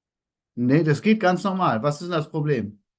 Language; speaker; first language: German; native; German